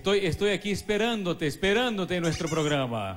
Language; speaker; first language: Spanish; non-native, learner; Portuguese